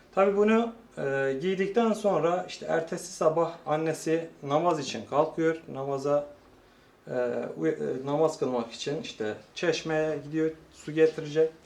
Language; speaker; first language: Turkish; non-native, local second language; Kurdish